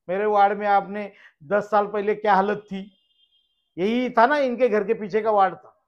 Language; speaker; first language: Hindi; non-native, local second language; Marathi